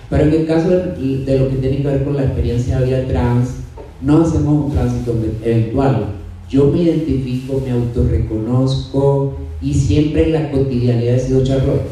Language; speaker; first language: Spanish; native; Spanish